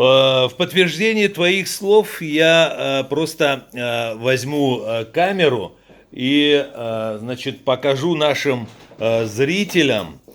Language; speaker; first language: Russian; native; Russian